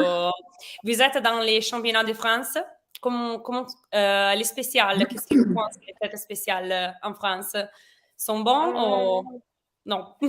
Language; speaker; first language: French; non-native, learner; Italian